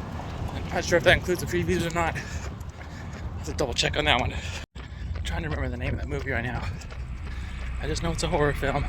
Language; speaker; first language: English; native; English